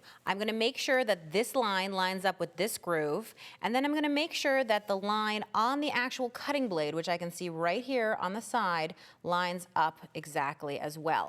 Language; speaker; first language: English; native; English